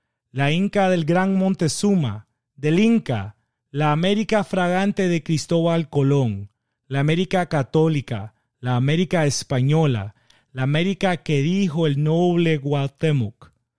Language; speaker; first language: Spanish; native; Spanish